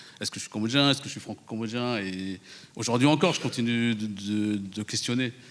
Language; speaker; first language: French; early bilingual, other home language; Khmer